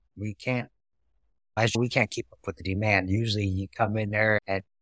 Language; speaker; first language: English; non-native, fluent; Vietnamese